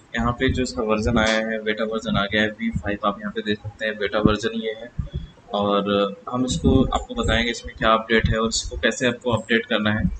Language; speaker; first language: Hindi; native; Hindi